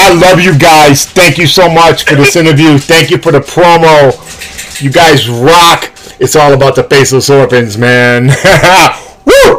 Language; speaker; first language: English; native; English